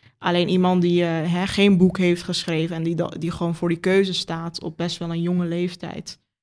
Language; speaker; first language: Dutch; early bilingual, other home language; Turkish